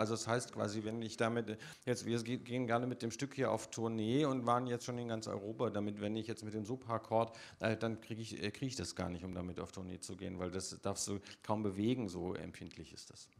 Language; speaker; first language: German; native; German